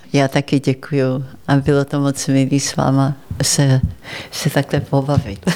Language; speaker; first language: Czech; early bilingual, heritage; Czech